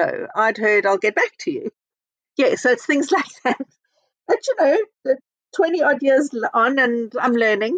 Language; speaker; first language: English; native; English